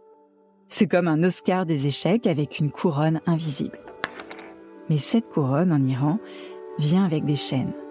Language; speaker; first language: French; native; French